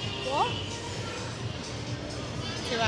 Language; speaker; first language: English; native; English